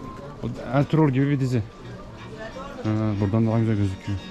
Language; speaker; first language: Turkish; native; Turkish